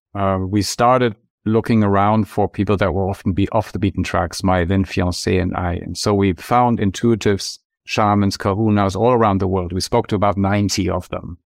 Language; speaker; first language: English; non-native, fluent; German